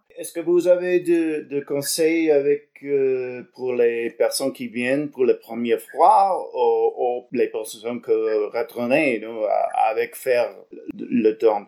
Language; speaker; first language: French; non-native, learner; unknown